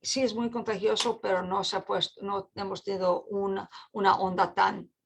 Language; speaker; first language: Spanish; non-native, fluent; English